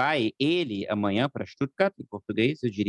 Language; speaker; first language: Portuguese; non-native, fluent; German